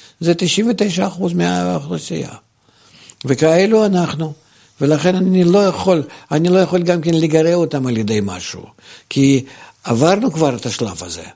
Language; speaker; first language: Hebrew; non-native, fluent; Russian